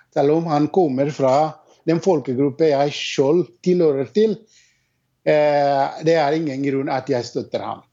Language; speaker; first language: Norwegian; non-native, fluent; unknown